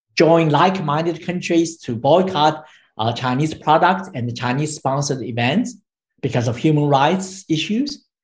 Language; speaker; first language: English; non-native, fluent; Chinese